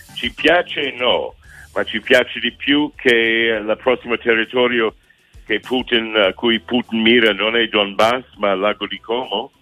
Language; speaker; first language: Italian; non-native, fluent; English